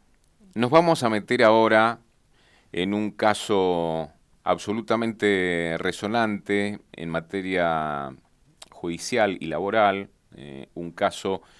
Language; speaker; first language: Spanish; native; Spanish